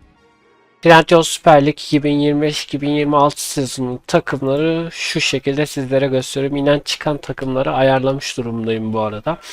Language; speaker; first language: Turkish; native; Turkish